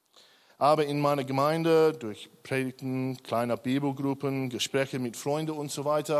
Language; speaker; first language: German; non-native, learner; English